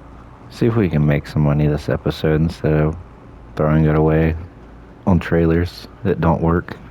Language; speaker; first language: English; native; English